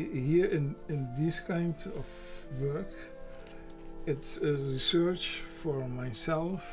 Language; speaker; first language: English; non-native, learner; Papiamento